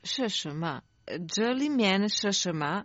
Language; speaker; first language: Chinese; non-native, learner; Croatian